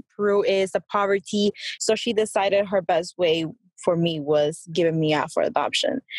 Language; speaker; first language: English; early bilingual, other home language; Spanish